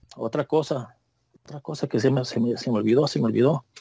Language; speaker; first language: Spanish; native; Spanish